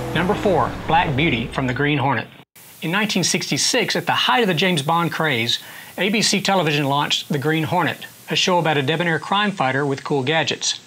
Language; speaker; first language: English; native; English